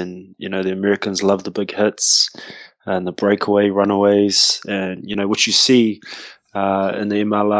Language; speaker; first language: English; native; English